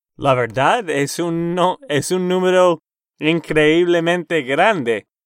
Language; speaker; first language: Spanish; non-native, fluent; English